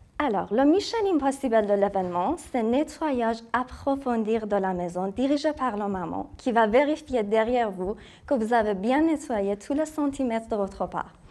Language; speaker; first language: French; non-native, fluent; Persian